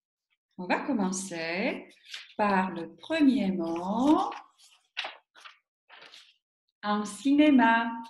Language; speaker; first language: French; non-native, fluent; Slovak